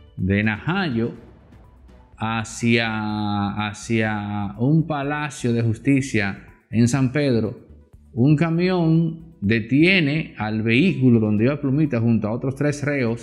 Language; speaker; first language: Spanish; native; Spanish